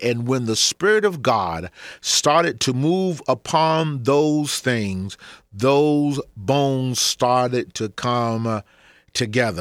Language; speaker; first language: English; native; English